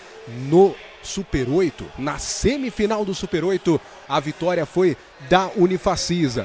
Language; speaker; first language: Portuguese; native; Portuguese